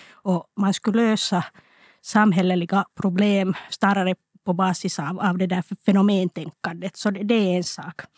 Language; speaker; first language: Swedish; non-native, local second language; Finnish